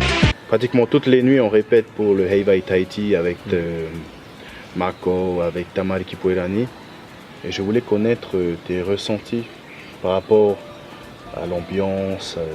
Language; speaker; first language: French; native; French